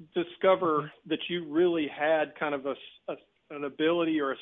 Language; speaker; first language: English; native; English